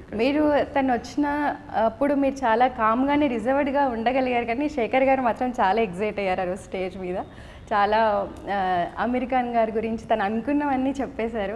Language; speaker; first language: Telugu; native; Telugu